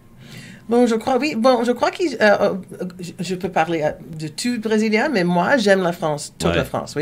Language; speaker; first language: French; non-native, learner; Portuguese